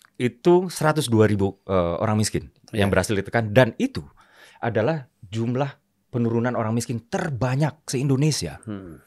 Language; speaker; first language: Indonesian; native; Indonesian